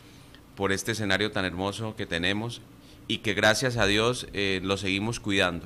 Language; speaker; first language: Spanish; native; Spanish